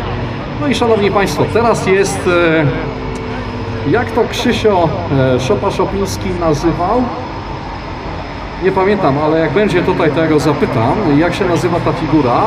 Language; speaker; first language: Polish; native; Polish